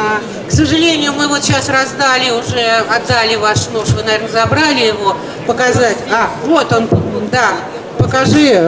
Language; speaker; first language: Russian; native; Russian